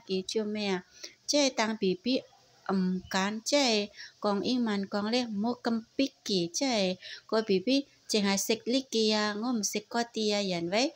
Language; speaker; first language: Cantonese; non-native, fluent; Indonesian